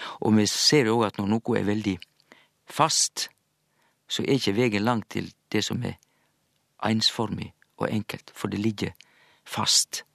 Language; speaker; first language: Norwegian; native; Norwegian